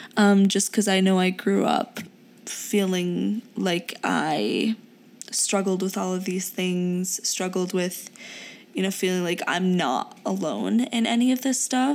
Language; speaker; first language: English; early bilingual, other home language; Urdu